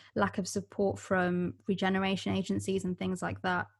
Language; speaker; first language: English; native; English